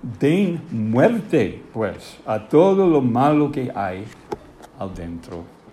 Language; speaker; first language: Spanish; non-native, fluent; English